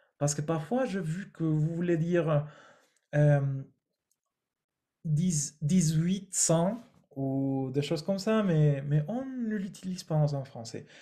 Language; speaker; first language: French; non-native, fluent; Spanish